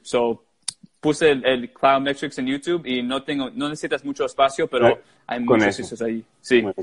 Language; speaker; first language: Spanish; early bilingual, heritage; English